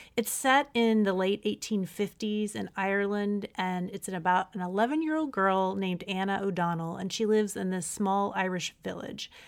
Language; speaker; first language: English; native; English